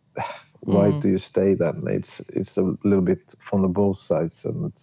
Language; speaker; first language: English; non-native, learner; Swedish